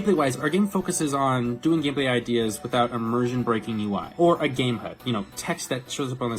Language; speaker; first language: English; native; English